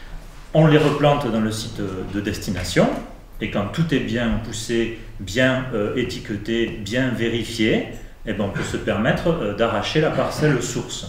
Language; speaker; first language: French; native; French